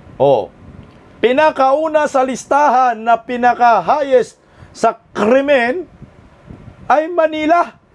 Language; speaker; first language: Filipino; non-native, local second language; Cebuano